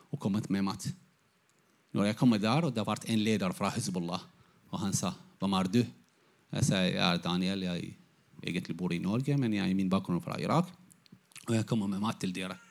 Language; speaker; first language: Norwegian; non-native, fluent; Arabic